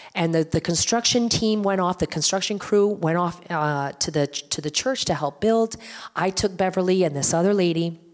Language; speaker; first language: English; native; English